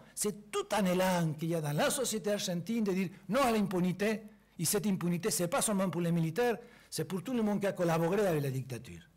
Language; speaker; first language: French; non-native, fluent; Spanish